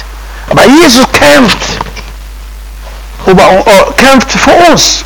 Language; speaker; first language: German; non-native, fluent; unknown